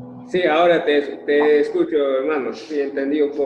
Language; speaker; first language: Spanish; non-native, local second language; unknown